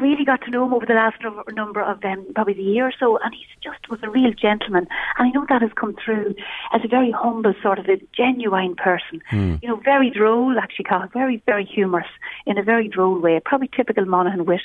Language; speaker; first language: English; native; English